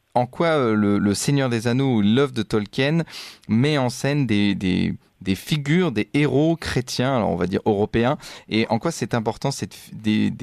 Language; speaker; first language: French; native; French